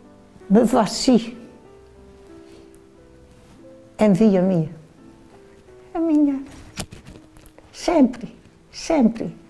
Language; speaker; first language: Portuguese; non-native, learner; Dutch